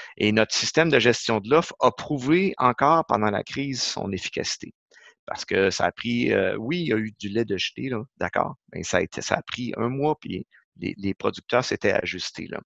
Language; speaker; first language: French; native; French